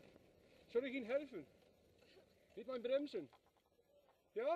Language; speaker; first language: German; non-native, learner; Dutch